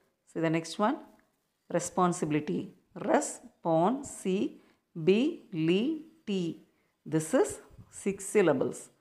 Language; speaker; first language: English; non-native, local second language; Tamil